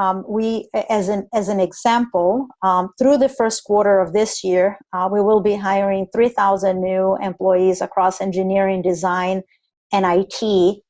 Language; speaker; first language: English; non-native, fluent; Spanish